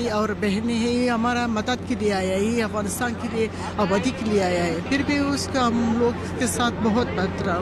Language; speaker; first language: Hindi; non-native, learner; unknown